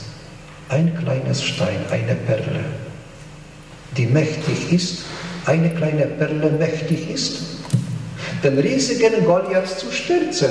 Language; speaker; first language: German; non-native, fluent; Polish